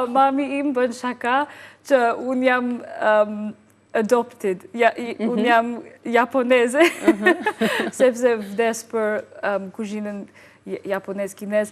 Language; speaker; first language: Albanian; non-native, learner; English